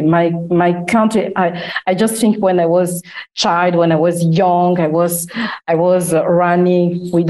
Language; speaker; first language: English; non-native, learner; Lingala